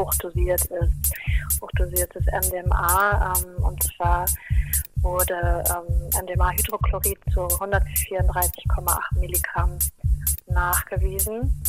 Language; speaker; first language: German; native; German